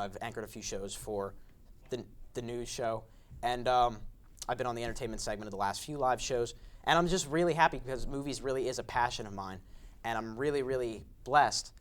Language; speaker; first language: English; native; English